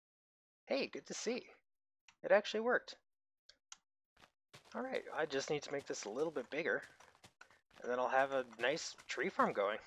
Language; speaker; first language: English; native; English